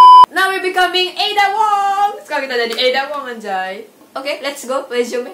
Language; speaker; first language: English; non-native, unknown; Indonesian